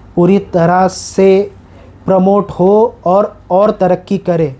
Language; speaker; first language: Hindi; non-native, local second language; Marathi